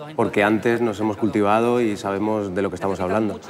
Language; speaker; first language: Spanish; native; Spanish